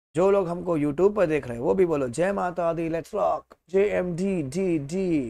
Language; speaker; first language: Hindi; native; Hindi